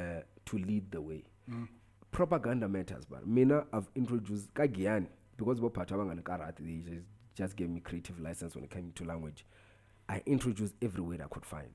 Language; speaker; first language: English; non-native, local second language; Tsonga